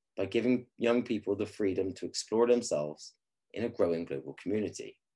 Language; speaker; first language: English; native; English